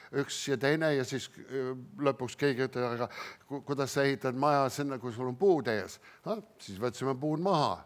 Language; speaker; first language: Estonian; early bilingual, heritage; Estonian